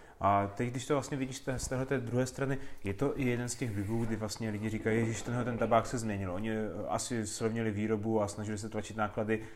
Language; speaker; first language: Czech; native; Czech